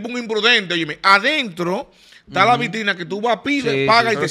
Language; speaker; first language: Spanish; native; Spanish